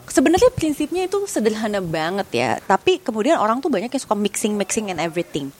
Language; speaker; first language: Indonesian; native; Indonesian